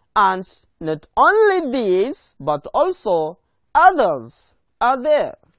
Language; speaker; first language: English; non-native, local second language; Swahili